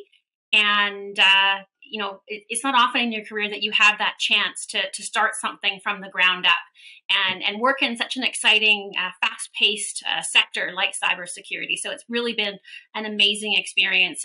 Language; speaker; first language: English; native; English